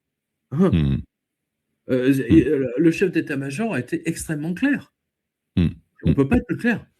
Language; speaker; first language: French; native; French